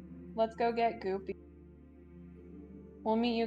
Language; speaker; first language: English; native; English